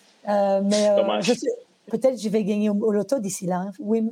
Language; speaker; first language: French; native; French